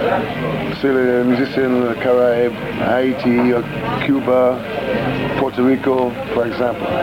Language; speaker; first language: French; non-native, learner; English